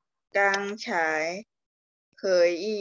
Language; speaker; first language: Chinese; non-native, learner; Thai